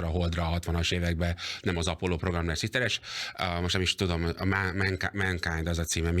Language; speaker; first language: Hungarian; native; Hungarian